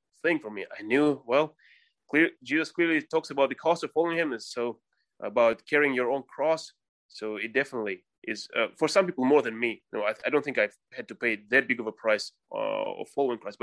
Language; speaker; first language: English; non-native, fluent; Russian